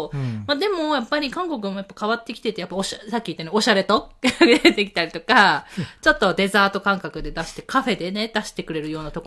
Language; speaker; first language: Japanese; native; Japanese